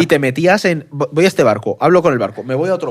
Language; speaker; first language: Spanish; native; Spanish